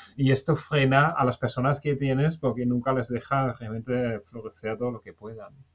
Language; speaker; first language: Spanish; non-native, fluent; German